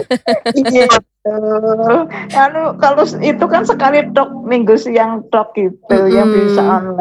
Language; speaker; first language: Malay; non-native, local second language; Javanese